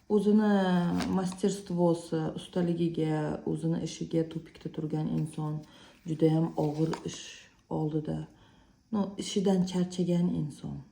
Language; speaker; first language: Uzbek; non-native, fluent; Russian